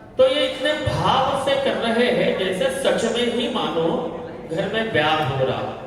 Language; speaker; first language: Hindi; non-native, local second language; Kannada